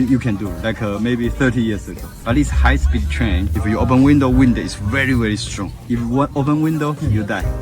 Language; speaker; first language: English; non-native, learner; Chinese